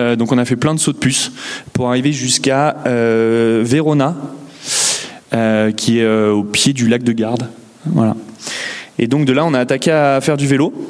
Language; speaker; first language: French; native; French